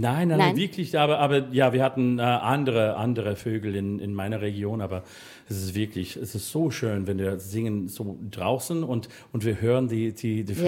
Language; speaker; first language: German; non-native, learner; English